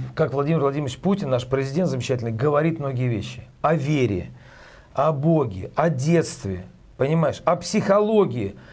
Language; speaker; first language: Russian; native; Russian